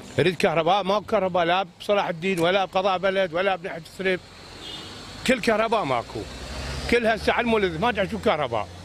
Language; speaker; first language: Arabic; native; Arabic